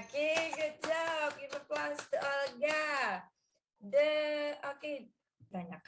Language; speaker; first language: English; non-native, learner; Indonesian